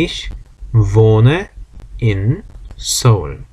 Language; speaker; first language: German; non-native, fluent; Korean